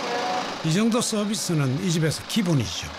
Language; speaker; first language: Korean; native; Korean